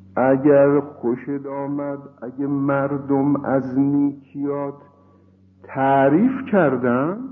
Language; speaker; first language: Persian; native; Persian